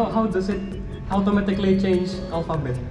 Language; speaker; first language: English; non-native, fluent; Javanese